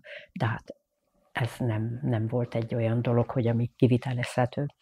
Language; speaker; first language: Hungarian; native; Hungarian